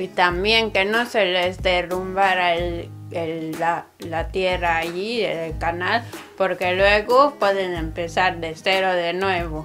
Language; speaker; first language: Spanish; non-native, fluent; Hungarian